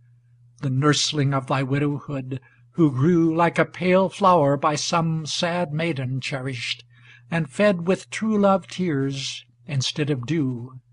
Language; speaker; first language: English; native; English